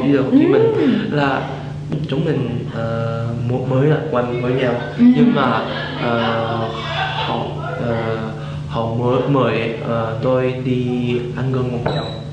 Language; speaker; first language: Vietnamese; non-native, learner; Chinese